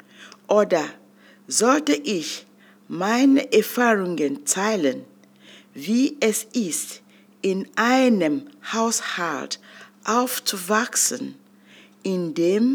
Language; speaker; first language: German; non-native, fluent; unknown